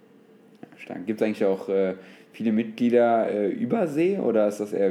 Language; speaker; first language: German; native; German